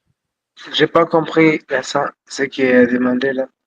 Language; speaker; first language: French; non-native, local second language; Tamasheq